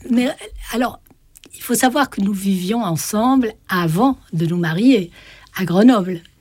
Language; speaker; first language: French; non-native, local second language; Arabic